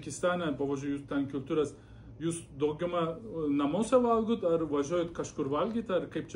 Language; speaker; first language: Lithuanian; non-native, learner; Turkish